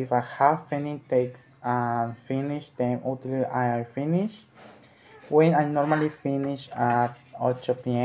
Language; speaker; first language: English; non-native, learner; Spanish